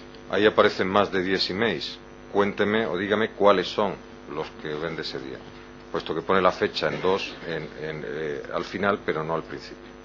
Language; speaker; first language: Spanish; native; Spanish